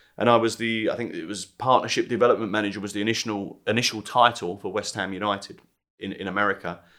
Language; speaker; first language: English; native; English